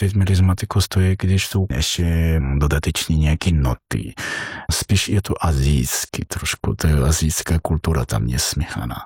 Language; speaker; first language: Czech; non-native, learner; Georgian